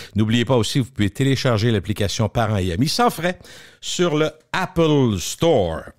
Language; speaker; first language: French; native; French